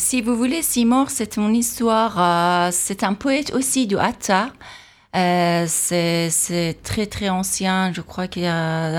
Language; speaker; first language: French; non-native, fluent; Persian